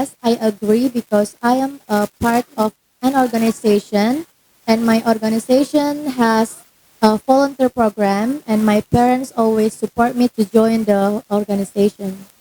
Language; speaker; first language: English; non-native, learner; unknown